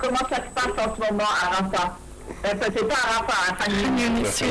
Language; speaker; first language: French; non-native, learner; Arabic